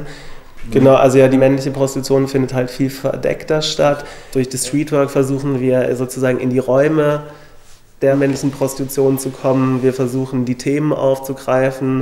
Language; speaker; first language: German; native; German